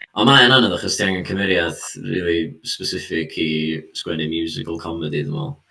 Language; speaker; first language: Welsh; native; Welsh